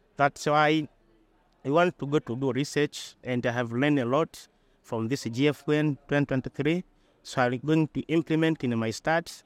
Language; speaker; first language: English; non-native, local second language; Swahili